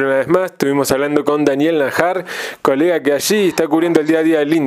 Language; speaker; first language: Spanish; native; Spanish